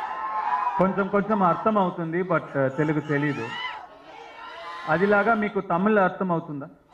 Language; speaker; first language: Telugu; non-native, learner; Tamil